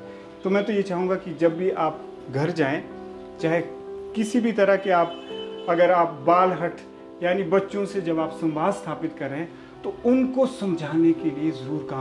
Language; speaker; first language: Hindi; native; Hindi